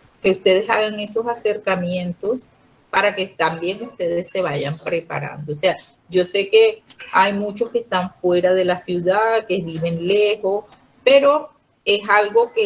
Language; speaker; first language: Spanish; native; Spanish